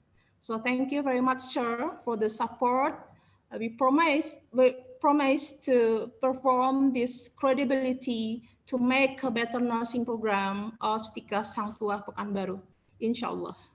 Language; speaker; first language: English; non-native, learner; Indonesian